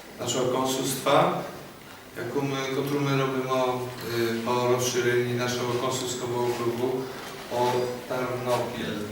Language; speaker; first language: Polish; non-native, learner; Ukrainian